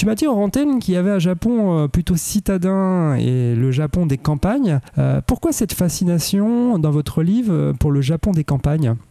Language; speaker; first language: French; native; French